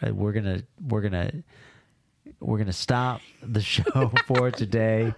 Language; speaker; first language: English; native; English